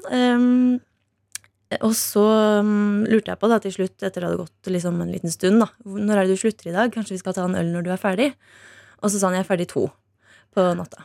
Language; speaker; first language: Norwegian; native; Norwegian